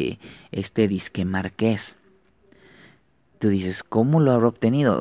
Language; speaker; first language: Spanish; native; Spanish